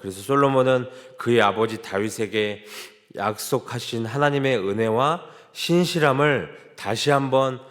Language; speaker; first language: Korean; native; Korean